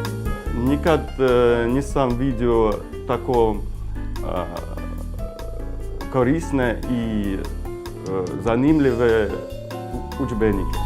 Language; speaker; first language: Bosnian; non-native, learner; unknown